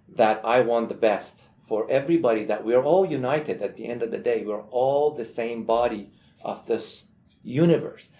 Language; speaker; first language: English; non-native, fluent; Persian